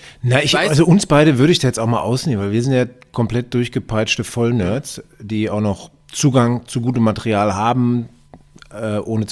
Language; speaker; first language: German; native; German